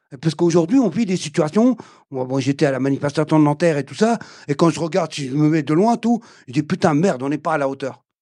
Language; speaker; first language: French; early bilingual, other home language; Arabic